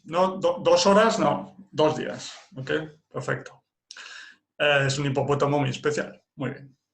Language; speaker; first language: Spanish; non-native, fluent; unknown